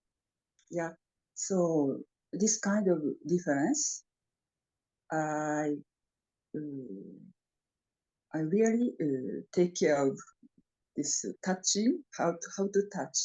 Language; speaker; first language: English; non-native, fluent; Japanese